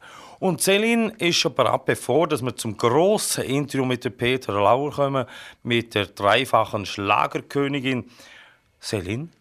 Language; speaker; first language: German; native; German